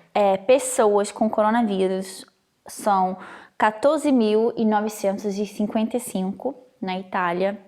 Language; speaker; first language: Portuguese; non-native, fluent; Italian